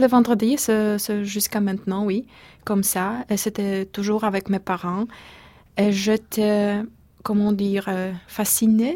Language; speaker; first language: French; non-native, fluent; Polish